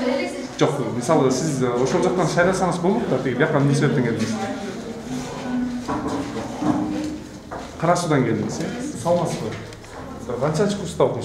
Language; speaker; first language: Kyrgyz; native; Kyrgyz